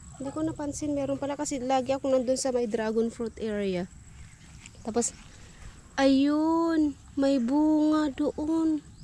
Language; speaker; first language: Filipino; non-native, local second language; Iloko